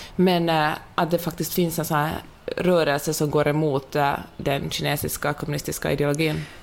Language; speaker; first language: Swedish; native; Swedish